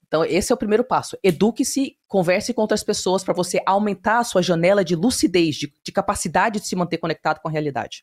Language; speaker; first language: Portuguese; early bilingual, heritage; Portuguese